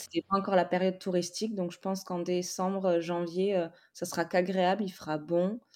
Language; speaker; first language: French; native; French